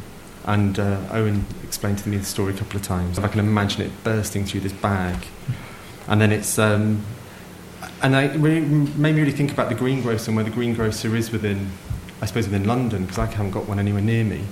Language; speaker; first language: English; native; English